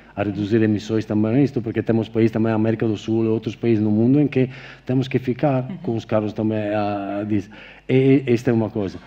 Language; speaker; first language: Portuguese; non-native, fluent; Italian